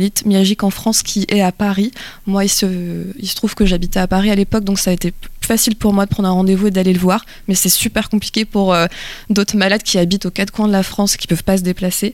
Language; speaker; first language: French; native; French